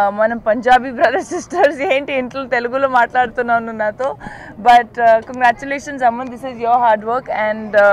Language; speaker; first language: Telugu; non-native, learner; Punjabi